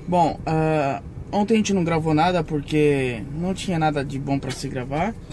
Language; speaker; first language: Portuguese; native; Portuguese